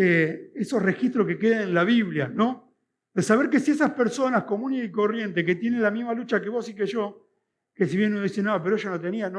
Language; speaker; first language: Spanish; native; Spanish